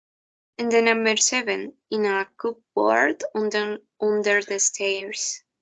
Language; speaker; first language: English; non-native, learner; Spanish